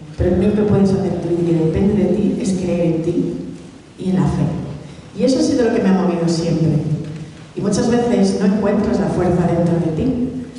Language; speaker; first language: Spanish; early bilingual, other home language; Catalan